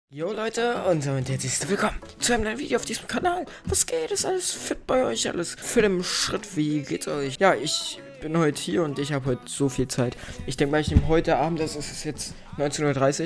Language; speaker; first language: German; native; German